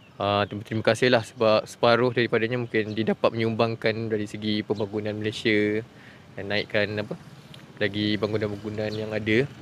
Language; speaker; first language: Malay; native; Malay